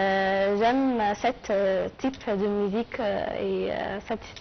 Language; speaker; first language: French; non-native, learner; Arabic